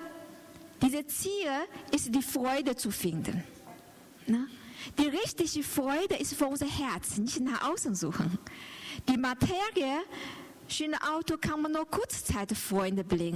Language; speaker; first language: German; non-native, learner; Chinese